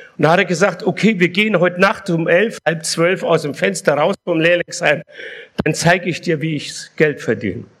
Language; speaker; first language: German; early bilingual, other home language; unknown